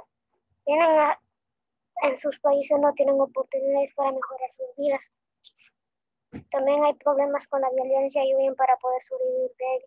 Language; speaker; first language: Spanish; early bilingual, heritage; Spanish